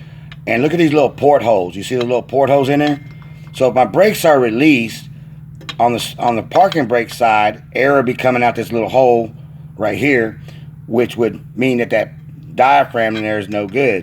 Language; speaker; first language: English; native; English